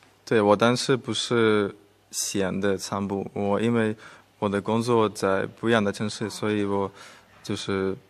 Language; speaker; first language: Chinese; non-native, fluent; Russian